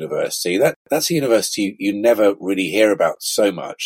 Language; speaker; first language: English; native; English